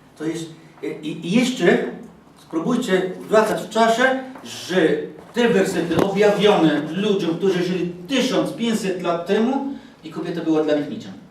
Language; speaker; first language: Polish; non-native, fluent; Arabic